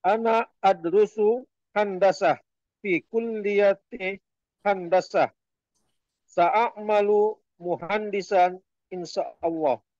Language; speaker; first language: Arabic; non-native, learner; Indonesian